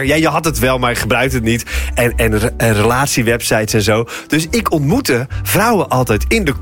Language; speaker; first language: Dutch; native; Dutch